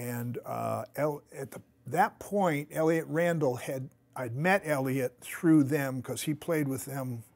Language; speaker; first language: English; native; English